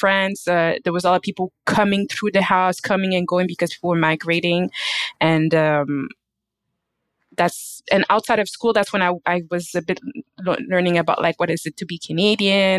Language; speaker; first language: English; native; English